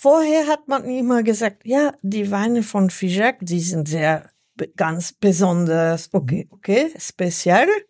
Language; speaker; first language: German; non-native, learner; French